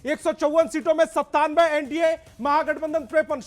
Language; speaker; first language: Hindi; native; Hindi